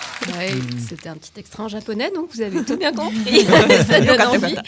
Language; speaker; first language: French; native; French